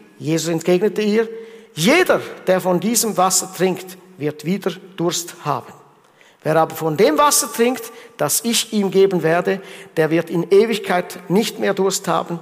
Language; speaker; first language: German; early bilingual, heritage; German